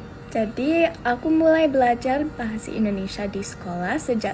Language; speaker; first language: Indonesian; non-native, fluent; English